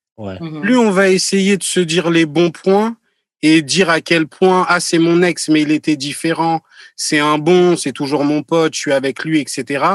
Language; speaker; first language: French; native; French